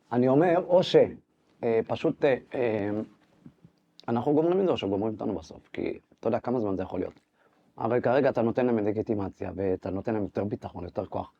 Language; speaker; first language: Hebrew; native; Hebrew